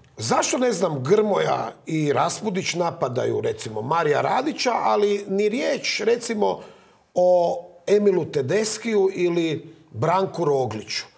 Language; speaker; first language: Croatian; native; Croatian